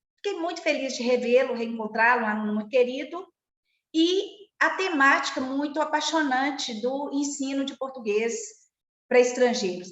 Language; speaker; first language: Portuguese; native; Portuguese